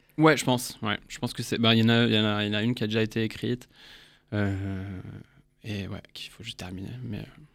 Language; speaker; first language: French; early bilingual, heritage; English